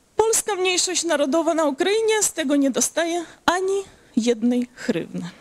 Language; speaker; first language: Polish; early bilingual, heritage; Polish